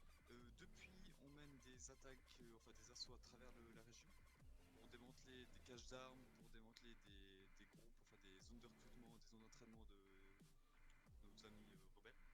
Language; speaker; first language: French; native; French